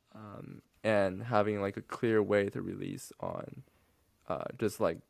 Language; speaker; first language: English; non-native, fluent; Chinese